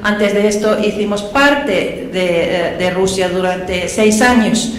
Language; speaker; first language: Spanish; non-native, fluent; Finnish